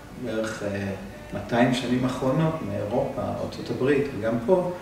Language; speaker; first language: Hebrew; non-native, fluent; English